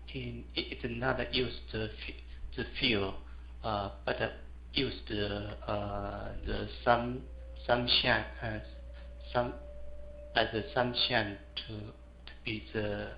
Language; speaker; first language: English; non-native, learner; Chinese